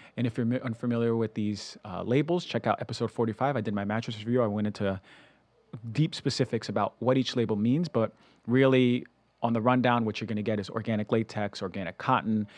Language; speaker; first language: English; native; English